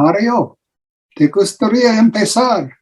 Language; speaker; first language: Spanish; non-native, learner; English